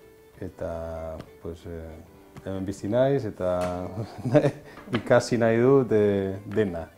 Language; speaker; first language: Basque; non-native, local second language; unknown